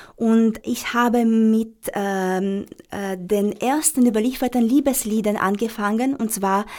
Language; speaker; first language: German; non-native, fluent; Romanian